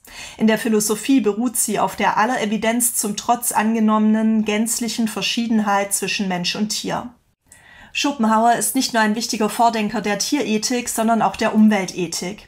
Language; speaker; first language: German; native; German